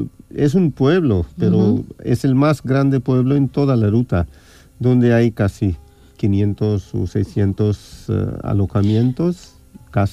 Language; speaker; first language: Spanish; non-native, fluent; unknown